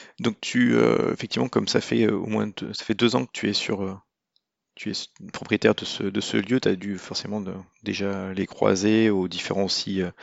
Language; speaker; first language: French; native; French